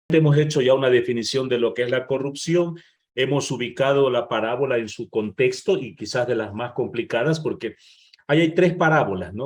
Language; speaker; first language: Spanish; native; Spanish